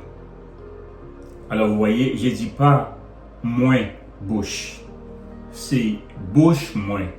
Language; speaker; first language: French; non-native, local second language; Haitian Creole